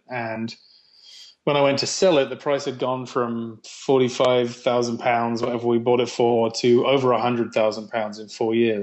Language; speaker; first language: English; native; English